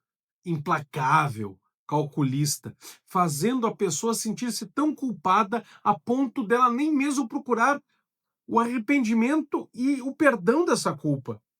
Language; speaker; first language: Portuguese; native; Portuguese